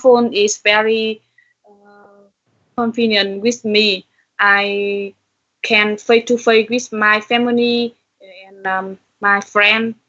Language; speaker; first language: English; non-native, learner; Vietnamese